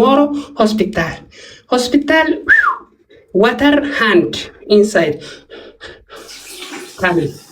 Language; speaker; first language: English; non-native, learner; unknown